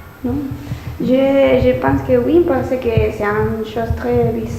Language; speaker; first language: French; non-native, learner; Spanish